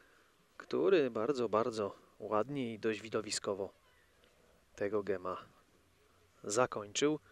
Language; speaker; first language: Polish; native; Polish